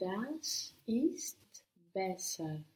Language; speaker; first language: German; non-native, learner; English